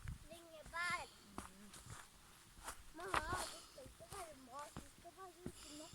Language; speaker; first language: Norwegian; early bilingual, other home language; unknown